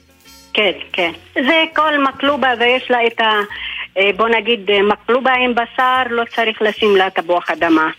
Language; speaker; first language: Hebrew; non-native, local second language; Arabic